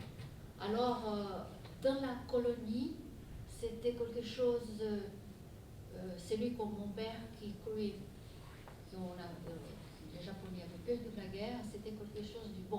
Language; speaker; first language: French; non-native, fluent; Portuguese